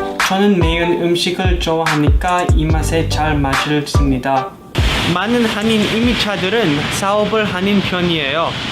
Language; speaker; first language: Korean; early bilingual, other home language; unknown